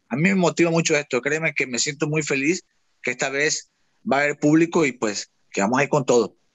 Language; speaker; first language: Spanish; native; Spanish